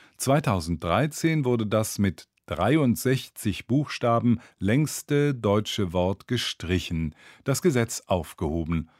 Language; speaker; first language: German; native; German